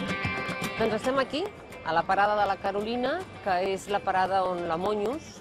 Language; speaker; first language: Catalan; native; Catalan